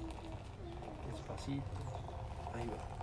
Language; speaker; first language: Spanish; native; Spanish